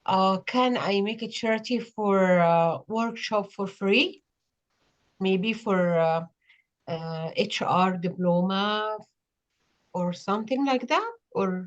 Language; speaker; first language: English; non-native, learner; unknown